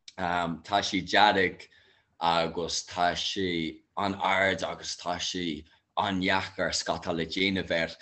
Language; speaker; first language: Irish; non-native, local second language; English